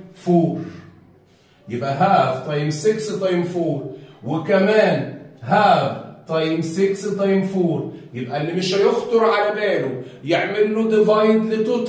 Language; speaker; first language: Arabic; native; Arabic